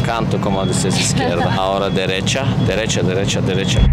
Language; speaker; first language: Spanish; non-native, learner; Turkish